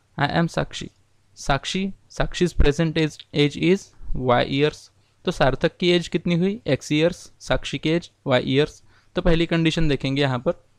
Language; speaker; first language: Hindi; non-native, local second language; Marathi